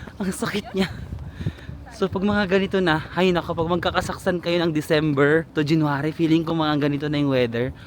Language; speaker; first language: Filipino; native; Filipino